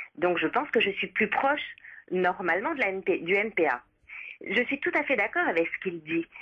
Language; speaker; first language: French; native; French